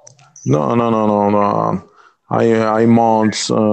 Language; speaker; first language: English; non-native, learner; Spanish